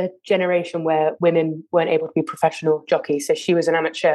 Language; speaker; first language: English; native; English